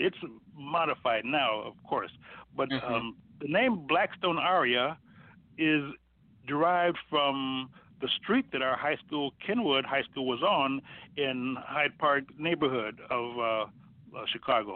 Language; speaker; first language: English; native; English